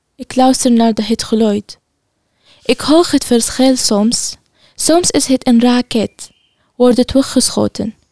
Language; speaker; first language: Dutch; non-native, learner; Arabic